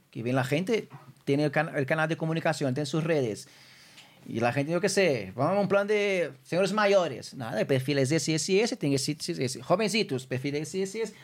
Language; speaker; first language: Spanish; non-native, fluent; Portuguese